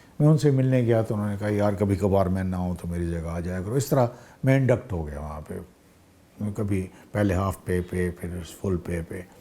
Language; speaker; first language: Urdu; native; Urdu